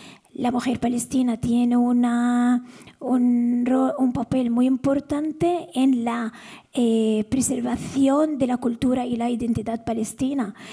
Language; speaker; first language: Spanish; non-native, fluent; Arabic